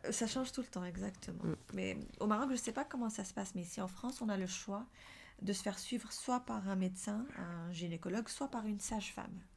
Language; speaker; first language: French; non-native, local second language; Arabic